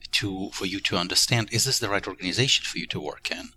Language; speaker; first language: English; non-native, fluent; Ukrainian